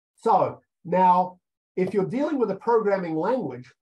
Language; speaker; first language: English; native; English